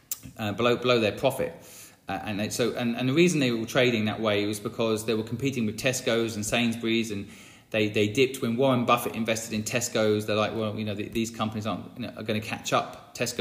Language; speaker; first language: English; native; English